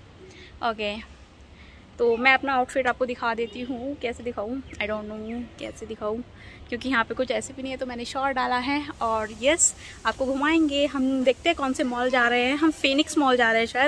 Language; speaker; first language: Hindi; native; Hindi